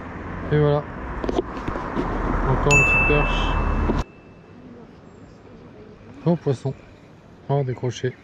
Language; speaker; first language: French; native; French